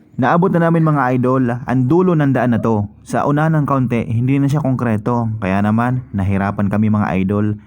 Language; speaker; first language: Filipino; non-native, local second language; Bikol